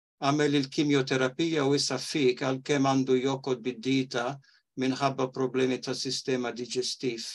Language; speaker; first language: Maltese; early bilingual, heritage; Maltese